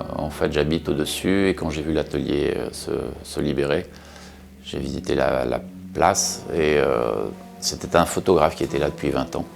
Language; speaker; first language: French; native; French